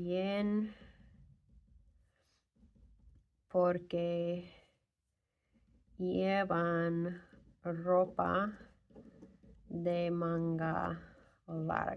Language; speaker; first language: Spanish; non-native, fluent; English